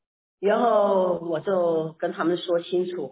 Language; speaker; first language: Chinese; native; Chinese